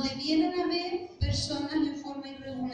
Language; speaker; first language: Spanish; native; Spanish